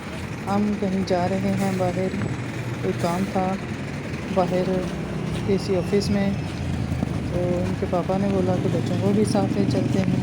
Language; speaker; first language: Hindi; native; Hindi